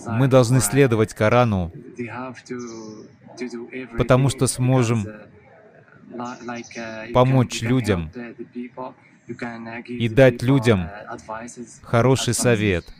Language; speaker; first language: Russian; non-native, fluent; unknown